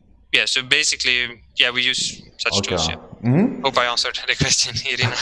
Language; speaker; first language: English; non-native, fluent; Swedish